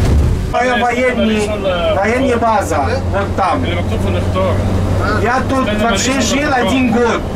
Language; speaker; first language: Russian; non-native, learner; Arabic